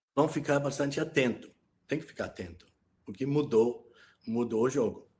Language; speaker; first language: Portuguese; non-native, fluent; English